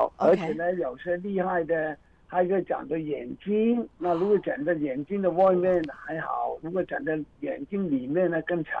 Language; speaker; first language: Chinese; native; Chinese